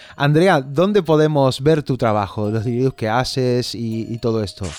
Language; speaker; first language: Spanish; native; Spanish